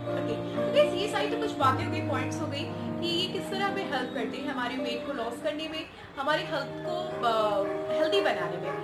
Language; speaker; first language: Hindi; non-native, local second language; Bangla